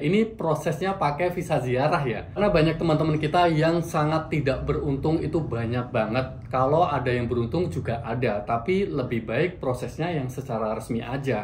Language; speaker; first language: Indonesian; native; Indonesian